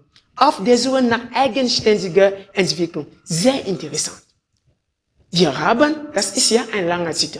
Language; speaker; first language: German; non-native, fluent; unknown